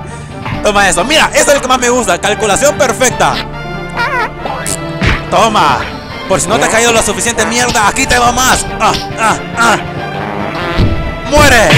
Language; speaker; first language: Spanish; native; Spanish